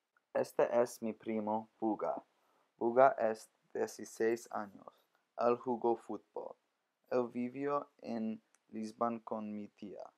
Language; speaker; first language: Spanish; non-native, learner; English